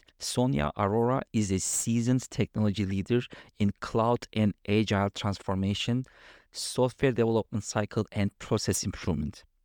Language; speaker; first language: English; non-native, fluent; Turkish